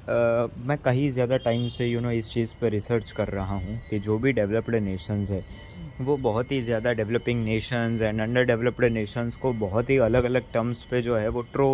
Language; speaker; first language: Hindi; native; Hindi